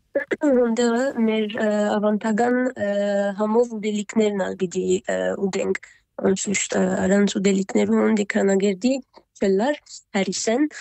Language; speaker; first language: Armenian; early bilingual, heritage; Armenian